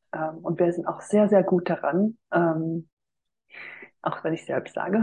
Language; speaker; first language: German; non-native, fluent; Finnish